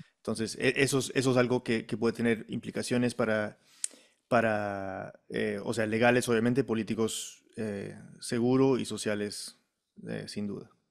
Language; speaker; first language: Spanish; early bilingual, heritage; Spanish